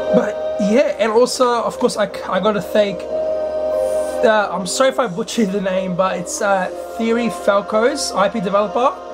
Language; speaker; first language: English; native; English